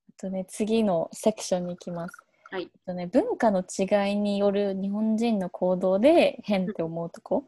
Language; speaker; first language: Japanese; native; Japanese